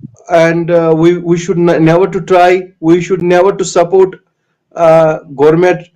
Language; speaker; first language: English; non-native, local second language; Kashmiri